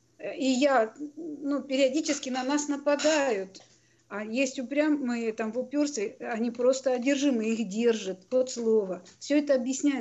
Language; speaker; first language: Russian; native; Russian